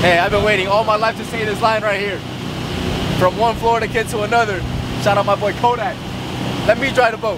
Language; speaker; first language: English; early bilingual, other home language; Spanish